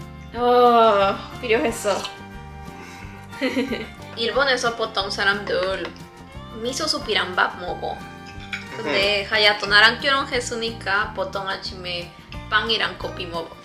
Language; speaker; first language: Korean; non-native, learner; Spanish